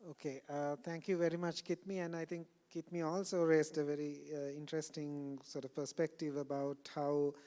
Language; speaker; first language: English; non-native, local second language; Sinhala